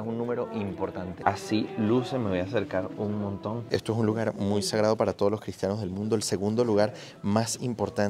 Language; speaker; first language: Spanish; native; Spanish